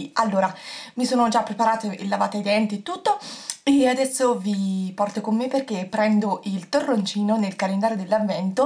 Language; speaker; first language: Italian; native; Italian